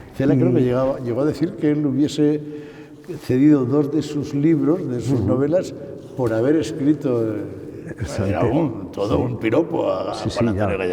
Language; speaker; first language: Spanish; native; Spanish